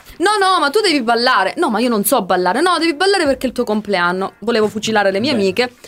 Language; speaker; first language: Italian; native; Italian